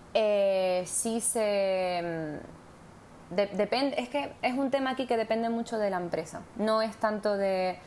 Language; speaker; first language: Spanish; native; Spanish